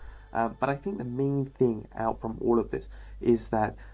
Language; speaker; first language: English; native; English